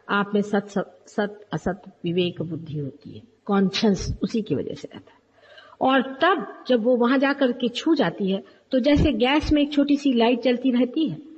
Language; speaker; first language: Hindi; native; Hindi